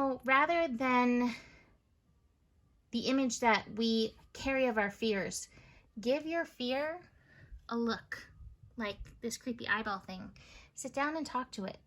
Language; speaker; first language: English; native; English